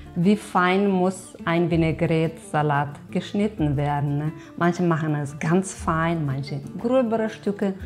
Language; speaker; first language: German; non-native, fluent; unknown